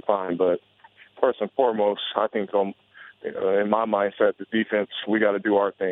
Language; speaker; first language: English; native; English